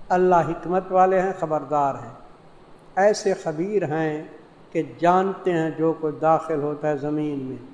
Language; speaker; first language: Urdu; non-native, local second language; Saraiki